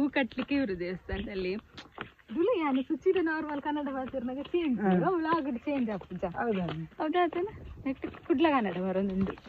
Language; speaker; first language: Kannada; non-native, local second language; Tulu